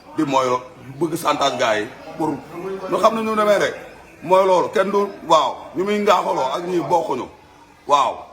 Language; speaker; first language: Wolof; native; Wolof